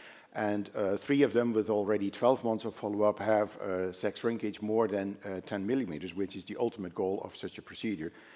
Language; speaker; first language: English; non-native, fluent; Dutch